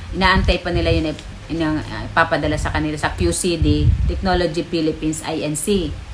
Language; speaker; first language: Filipino; non-native, local second language; Bikol